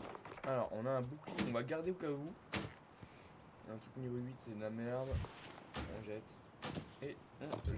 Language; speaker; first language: French; native; French